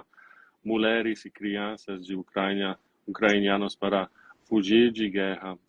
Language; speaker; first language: Portuguese; non-native, learner; Polish